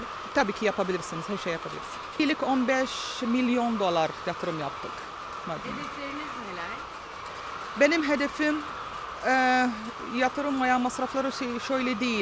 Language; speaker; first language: Turkish; non-native, fluent; Arabic